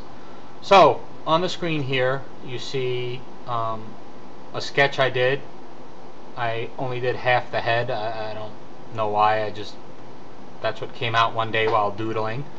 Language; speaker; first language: English; native; English